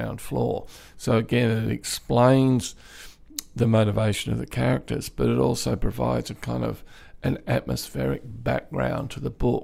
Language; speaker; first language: English; native; English